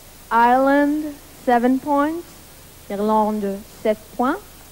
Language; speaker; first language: English; non-native, fluent; Luxembourgish